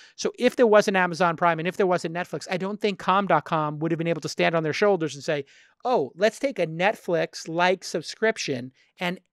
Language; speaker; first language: English; native; English